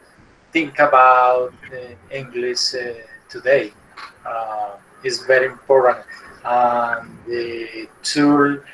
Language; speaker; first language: English; non-native, learner; Spanish